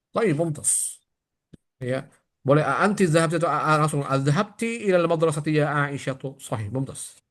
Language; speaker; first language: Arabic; non-native, fluent; Indonesian